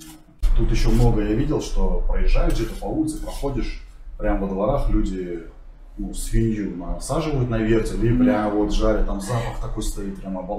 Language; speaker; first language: Russian; native; Russian